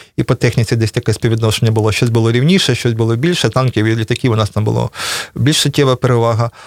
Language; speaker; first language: Ukrainian; native; Ukrainian